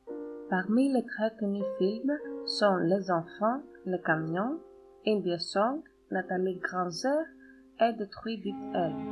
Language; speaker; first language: French; non-native, learner; Greek